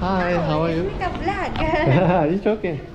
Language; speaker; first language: English; non-native, learner; Korean